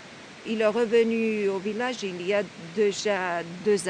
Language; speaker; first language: French; non-native, fluent; Georgian